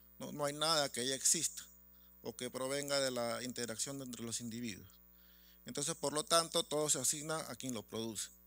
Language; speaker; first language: Spanish; native; Spanish